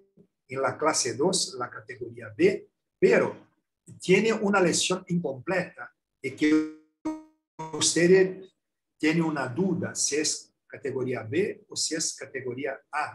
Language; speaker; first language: Spanish; non-native, learner; Portuguese